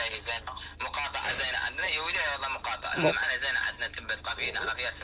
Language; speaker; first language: Arabic; native; Arabic